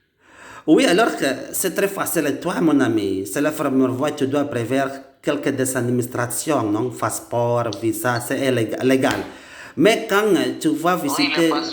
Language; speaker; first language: French; non-native, learner; Indonesian